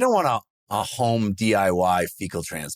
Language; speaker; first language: English; native; English